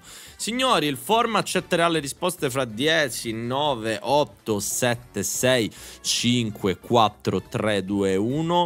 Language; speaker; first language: Italian; native; Italian